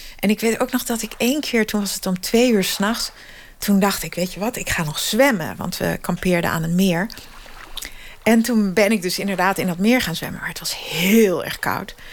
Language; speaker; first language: Dutch; non-native, fluent; Swedish